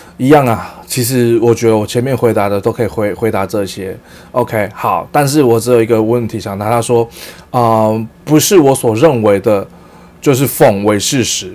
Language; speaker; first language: Chinese; early bilingual, heritage; Chinese